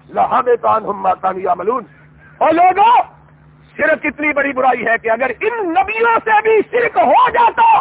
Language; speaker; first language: Urdu; non-native, local second language; Punjabi